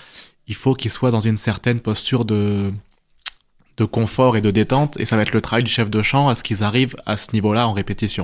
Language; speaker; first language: French; native; French